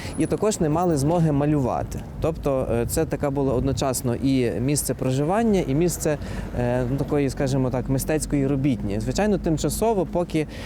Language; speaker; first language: Ukrainian; native; Ukrainian